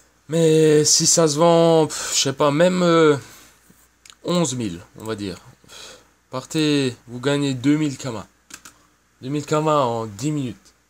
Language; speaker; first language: French; native; French